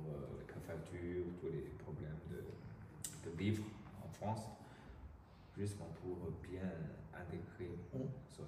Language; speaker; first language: French; non-native, learner; Chinese